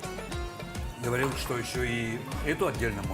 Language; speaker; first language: Russian; native; Russian